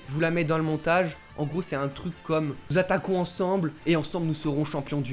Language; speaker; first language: French; native; French